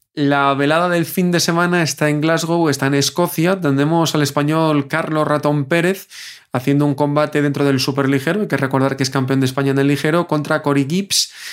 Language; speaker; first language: Spanish; native; Spanish